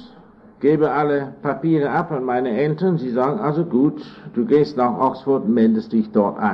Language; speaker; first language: German; non-native, fluent; English